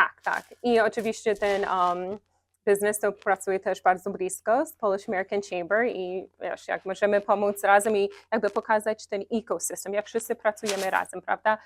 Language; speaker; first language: Polish; early bilingual, heritage; Polish